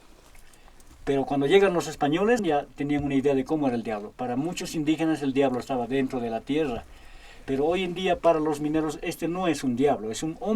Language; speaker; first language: Spanish; native; Spanish